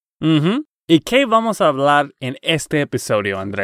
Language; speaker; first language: Spanish; non-native, fluent; English